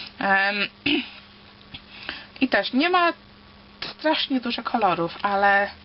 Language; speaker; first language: Polish; early bilingual, heritage; Polish